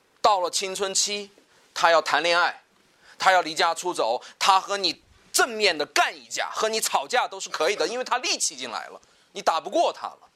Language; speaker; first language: Chinese; native; Chinese